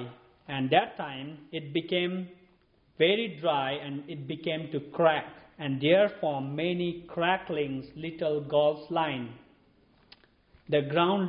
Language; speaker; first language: English; non-native, local second language; Nepali